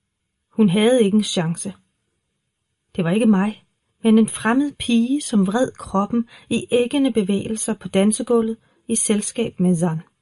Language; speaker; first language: Danish; native; Danish